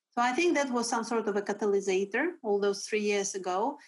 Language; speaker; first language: English; non-native, fluent; Russian